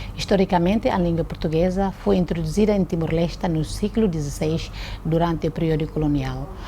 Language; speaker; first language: Portuguese; non-native, local second language; Tetum